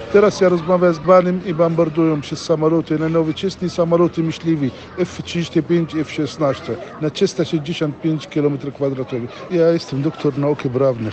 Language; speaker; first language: Polish; non-native, fluent; Arabic